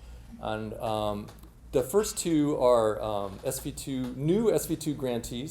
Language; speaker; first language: English; native; English